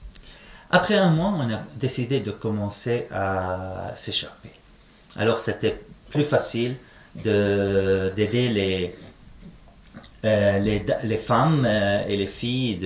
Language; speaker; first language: French; non-native, fluent; Arabic